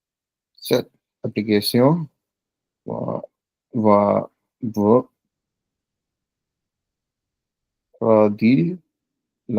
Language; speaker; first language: French; non-native, learner; Punjabi